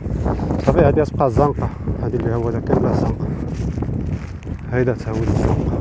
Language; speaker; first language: Arabic; native; Arabic